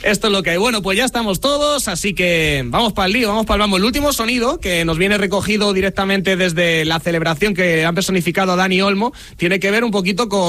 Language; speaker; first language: Spanish; native; Spanish